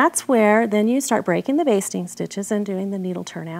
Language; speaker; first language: English; native; English